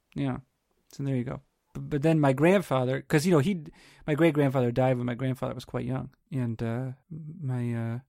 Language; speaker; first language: English; early bilingual, other home language; Italian